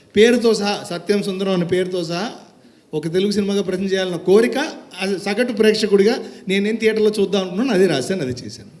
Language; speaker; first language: Telugu; native; Telugu